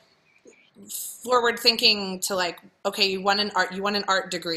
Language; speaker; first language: English; native; English